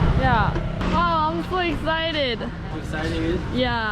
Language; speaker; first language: English; non-native, learner; Korean